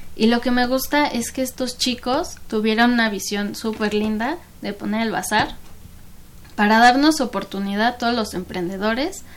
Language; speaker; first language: Spanish; native; Spanish